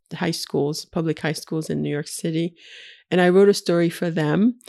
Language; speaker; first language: English; early bilingual, other home language; Haitian Creole